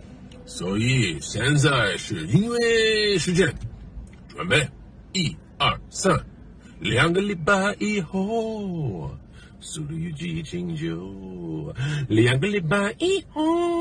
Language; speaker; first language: Chinese; non-native, learner; English